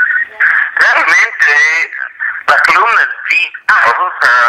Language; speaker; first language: Spanish; non-native, fluent; English